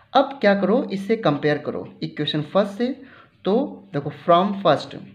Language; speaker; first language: Hindi; native; Hindi